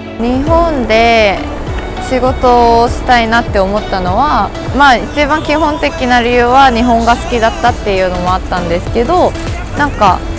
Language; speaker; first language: Japanese; non-native, fluent; Korean